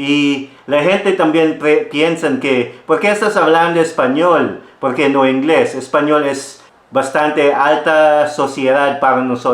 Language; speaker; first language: Spanish; non-native, fluent; Filipino